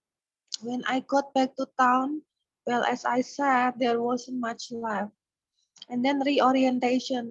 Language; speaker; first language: English; non-native, fluent; Indonesian